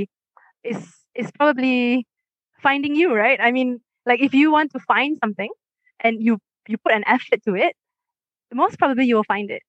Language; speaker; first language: English; non-native, local second language; Malay